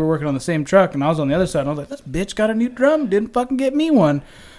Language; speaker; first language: English; native; English